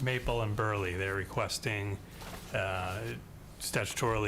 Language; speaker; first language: English; native; English